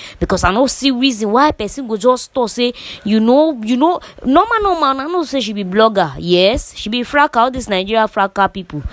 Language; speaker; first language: Nigerian Pidgin; native; Nigerian Pidgin